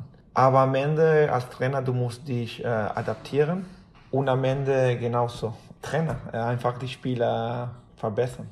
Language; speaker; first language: German; non-native, fluent; Spanish